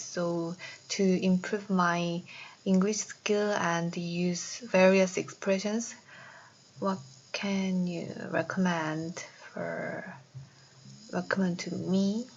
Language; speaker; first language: English; non-native, fluent; Korean